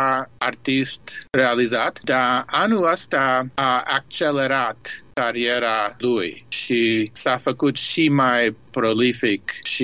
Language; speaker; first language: Romanian; early bilingual, heritage; Romanian